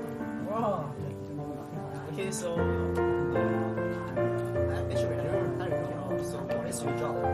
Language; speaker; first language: English; non-native, learner; Lao